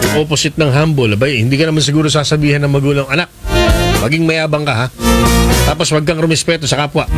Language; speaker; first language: Filipino; native; Filipino